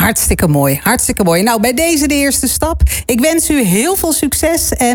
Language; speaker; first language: Dutch; native; Dutch